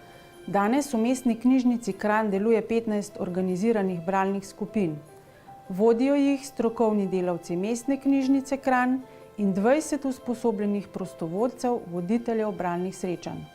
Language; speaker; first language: Slovenian; native; Slovenian